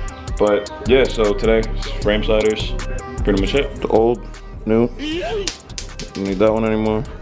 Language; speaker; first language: English; native; English